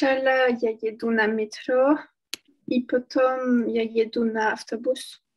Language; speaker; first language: Russian; non-native, learner; French